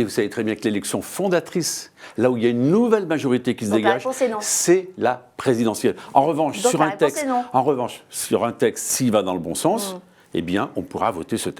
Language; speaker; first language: French; native; French